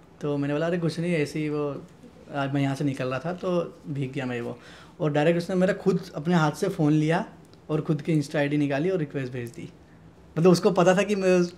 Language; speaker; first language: Hindi; native; Hindi